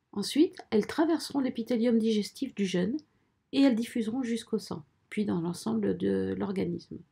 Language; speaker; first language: French; native; French